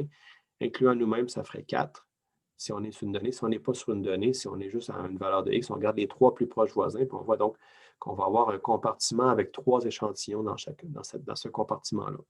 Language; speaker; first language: French; native; French